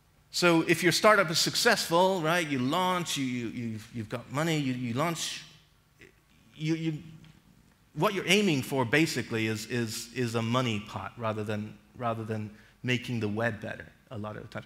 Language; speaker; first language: English; native; English